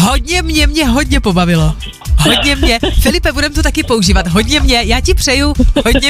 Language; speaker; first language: Czech; native; Czech